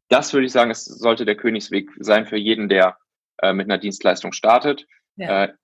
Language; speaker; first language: German; native; German